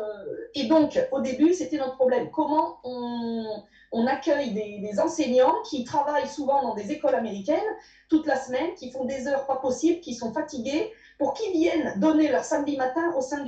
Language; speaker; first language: French; native; French